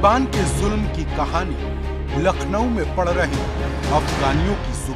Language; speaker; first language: Hindi; native; Hindi